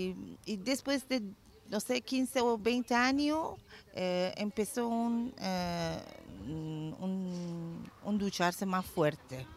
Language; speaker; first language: Spanish; non-native, learner; Persian